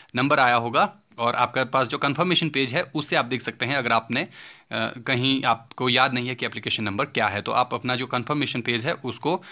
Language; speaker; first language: Hindi; native; Hindi